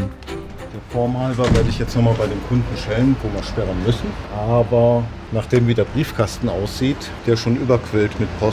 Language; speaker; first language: German; native; German